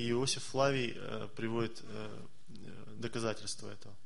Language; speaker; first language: Russian; native; Russian